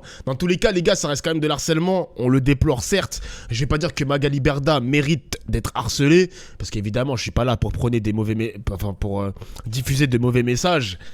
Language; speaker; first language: French; native; French